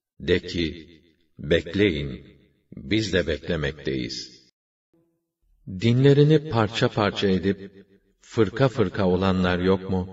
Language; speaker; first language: Turkish; native; Turkish